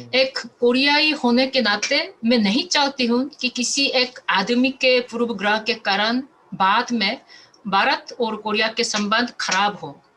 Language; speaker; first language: Hindi; non-native, fluent; Korean